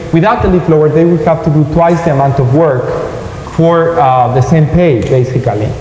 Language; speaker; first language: English; non-native, fluent; Spanish